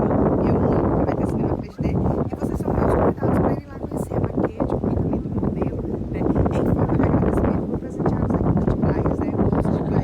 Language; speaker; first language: Portuguese; native; Portuguese